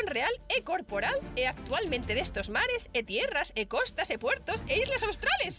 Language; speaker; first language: Spanish; native; Spanish